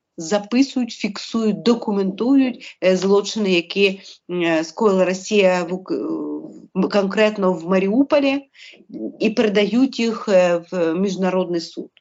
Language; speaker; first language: Ukrainian; native; Ukrainian